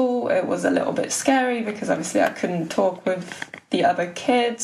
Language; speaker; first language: English; early bilingual, other home language; Polish